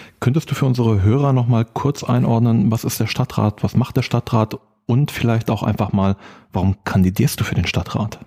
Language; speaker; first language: German; native; German